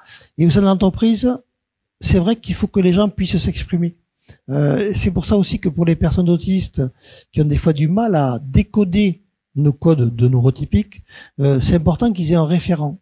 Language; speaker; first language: French; native; French